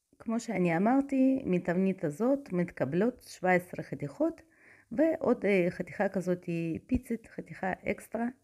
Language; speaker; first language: Hebrew; non-native, fluent; Russian